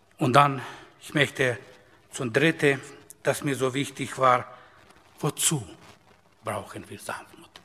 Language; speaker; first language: German; non-native, fluent; Russian